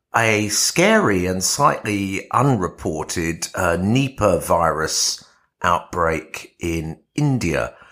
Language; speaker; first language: English; native; English